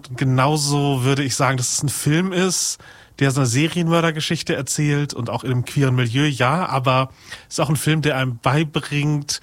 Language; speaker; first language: German; native; German